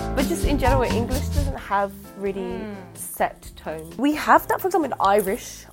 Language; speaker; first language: English; native; English